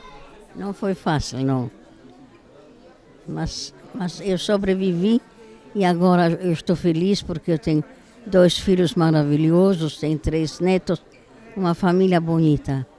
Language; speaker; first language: Portuguese; non-native, fluent; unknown